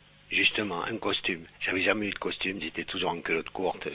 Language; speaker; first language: French; native; French